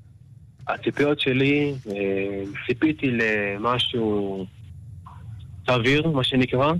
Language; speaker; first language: Hebrew; early bilingual, other home language; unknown